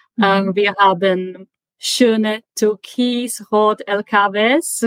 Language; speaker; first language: German; non-native, learner; Czech